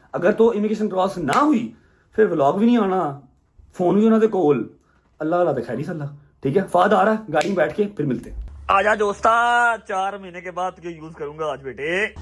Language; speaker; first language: Urdu; non-native, local second language; Punjabi